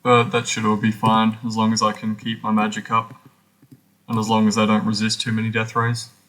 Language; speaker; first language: English; native; English